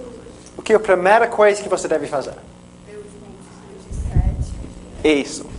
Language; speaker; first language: Portuguese; non-native, fluent; English